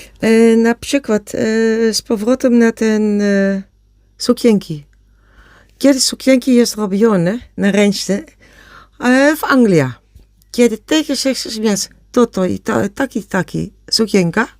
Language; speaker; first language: Polish; non-native, learner; Dutch